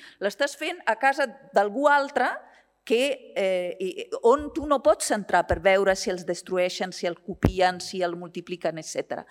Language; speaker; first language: Catalan; non-native, fluent; Italian